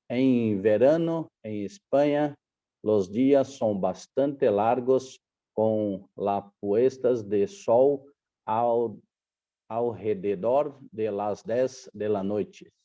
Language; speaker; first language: Spanish; non-native, learner; Portuguese